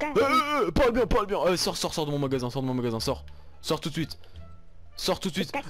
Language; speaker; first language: French; native; French